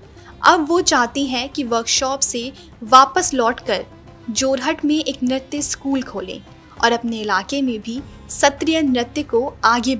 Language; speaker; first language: Hindi; native; Hindi